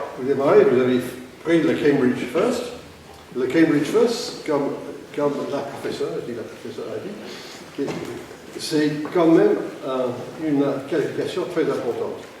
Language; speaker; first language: French; non-native, fluent; English